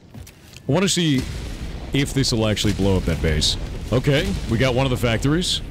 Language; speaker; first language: English; native; English